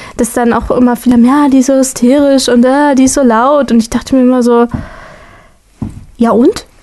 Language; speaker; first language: German; native; German